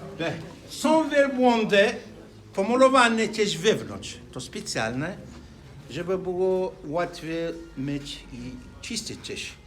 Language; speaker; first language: Polish; non-native, learner; Arabic